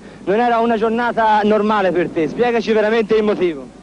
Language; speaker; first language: Italian; native; Italian